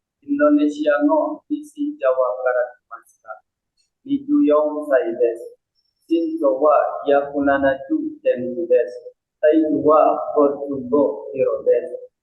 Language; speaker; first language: Japanese; non-native, learner; Indonesian